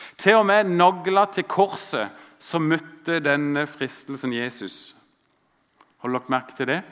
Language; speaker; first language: Norwegian; native; Norwegian